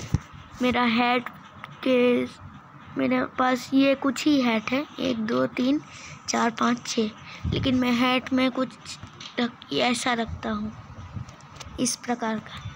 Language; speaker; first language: Hindi; non-native, local second language; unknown